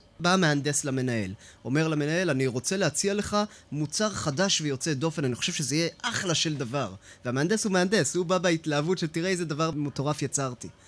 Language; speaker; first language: Hebrew; native; Hebrew